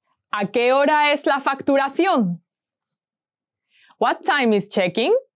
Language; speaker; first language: Spanish; native; Spanish